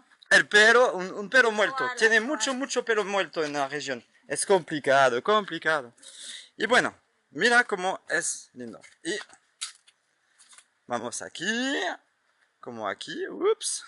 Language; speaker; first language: Spanish; non-native, learner; French